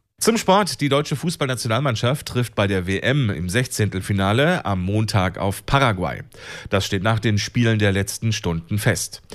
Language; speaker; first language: German; native; German